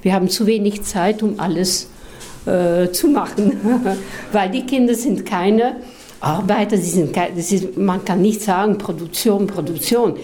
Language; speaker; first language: German; non-native, fluent; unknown